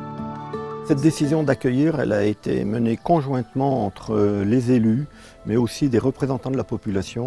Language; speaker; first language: French; native; French